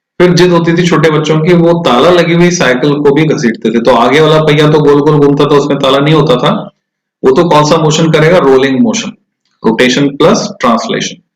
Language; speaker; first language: Hindi; native; Hindi